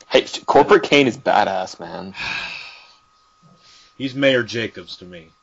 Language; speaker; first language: English; native; English